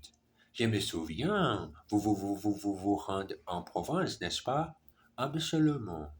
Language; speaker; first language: French; non-native, learner; German